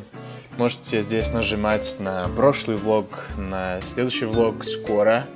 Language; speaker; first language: Russian; non-native, fluent; English